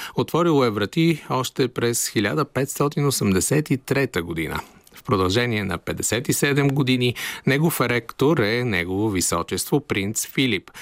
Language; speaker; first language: Bulgarian; native; Bulgarian